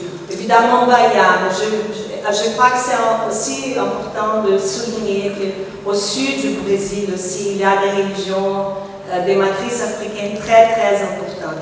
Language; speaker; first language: French; non-native, fluent; Portuguese